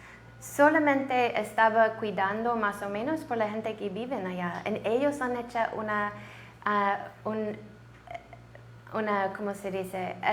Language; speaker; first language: Spanish; non-native, learner; English